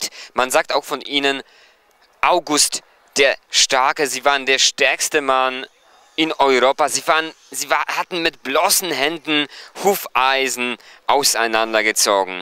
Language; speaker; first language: German; non-native, fluent; Polish